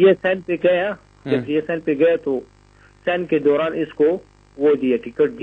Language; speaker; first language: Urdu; non-native, local second language; Punjabi